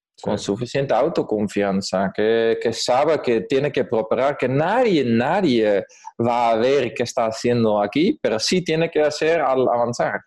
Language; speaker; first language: Spanish; non-native, fluent; Dutch